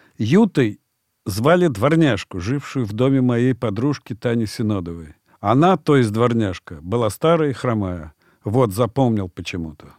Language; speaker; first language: Russian; native; Russian